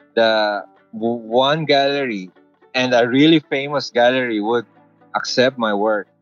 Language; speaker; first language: English; non-native, local second language; Filipino